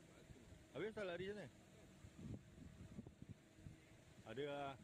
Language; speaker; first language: Malay; native; Malay